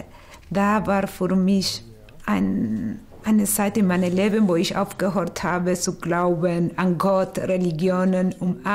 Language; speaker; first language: German; non-native, fluent; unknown